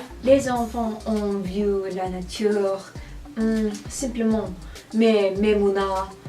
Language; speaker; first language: French; non-native, learner; English